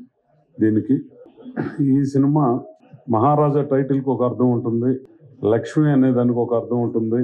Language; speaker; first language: Telugu; native; Telugu